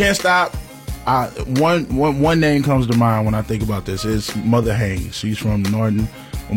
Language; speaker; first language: English; native; English